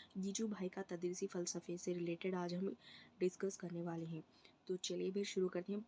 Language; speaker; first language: Urdu; native; Urdu